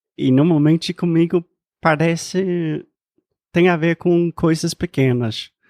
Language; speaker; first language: Portuguese; non-native, fluent; English